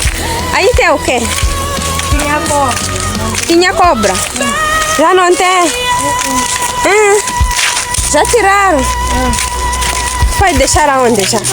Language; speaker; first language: Portuguese; non-native, learner; Kinyarwanda